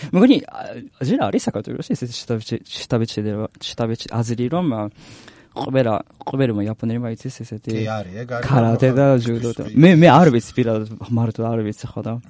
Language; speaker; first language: Georgian; non-native, learner; Japanese